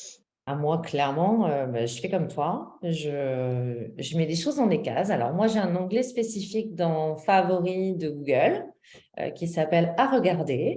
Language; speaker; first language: French; native; French